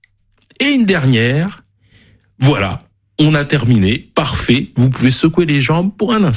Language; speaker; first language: French; native; French